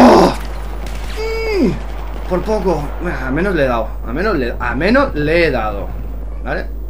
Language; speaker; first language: Spanish; native; Spanish